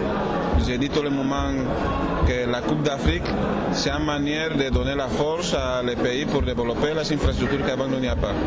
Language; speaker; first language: French; non-native, learner; Spanish